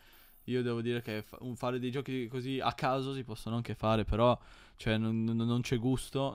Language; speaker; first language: Italian; native; Italian